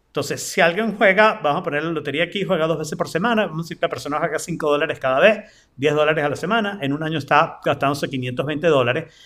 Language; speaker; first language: Spanish; native; Spanish